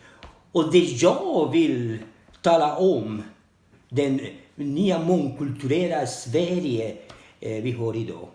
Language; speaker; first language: Swedish; non-native, learner; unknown